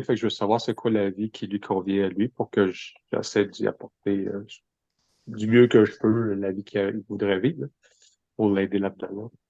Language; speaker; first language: French; native; French